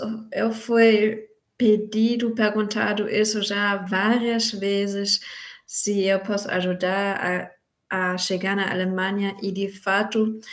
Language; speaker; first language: Portuguese; non-native, fluent; German